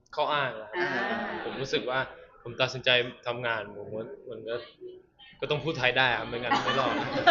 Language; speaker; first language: Thai; early bilingual, heritage; Thai